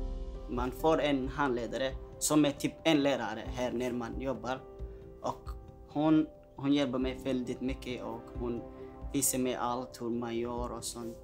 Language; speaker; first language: Swedish; non-native, fluent; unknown